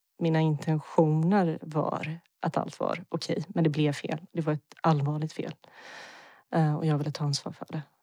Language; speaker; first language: Swedish; early bilingual, other home language; Bosnian